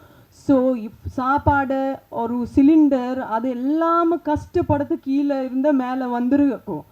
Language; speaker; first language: Tamil; non-native, fluent; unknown